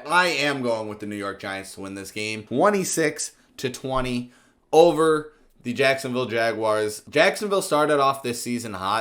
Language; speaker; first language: English; native; English